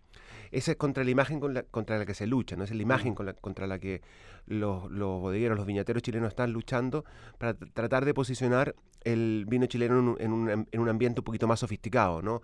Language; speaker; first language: Spanish; native; Spanish